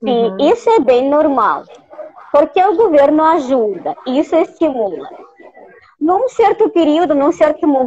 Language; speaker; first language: Portuguese; non-native, fluent; Russian